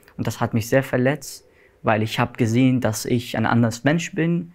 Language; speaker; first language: German; non-native, learner; Arabic